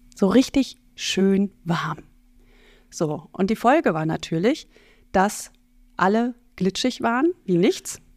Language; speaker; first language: German; native; German